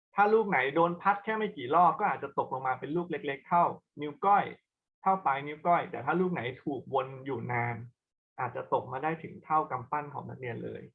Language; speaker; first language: Thai; native; Thai